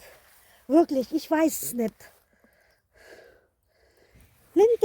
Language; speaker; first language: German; non-native, fluent; Filipino